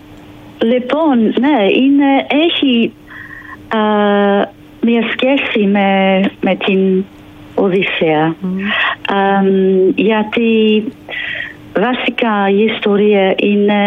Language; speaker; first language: Greek; non-native, fluent; English